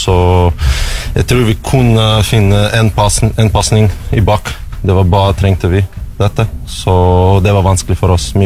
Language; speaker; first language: Norwegian; non-native, learner; Russian